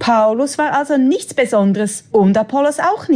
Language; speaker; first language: German; native; German